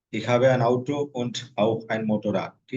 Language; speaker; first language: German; non-native, fluent; Hindi